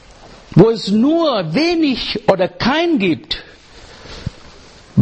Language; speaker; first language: German; non-native, learner; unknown